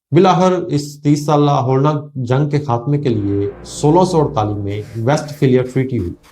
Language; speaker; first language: Urdu; native; Urdu